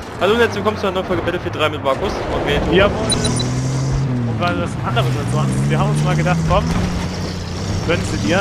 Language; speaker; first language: German; native; German